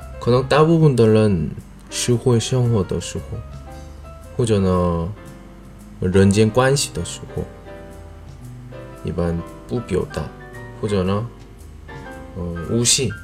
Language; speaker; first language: Chinese; non-native, learner; Korean